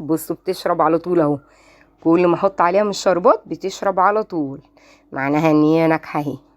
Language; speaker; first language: Arabic; native; Arabic